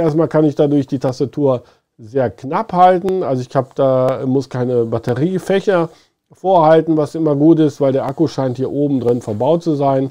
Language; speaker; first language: German; native; German